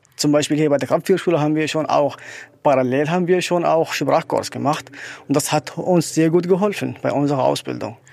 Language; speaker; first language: German; non-native, learner; Arabic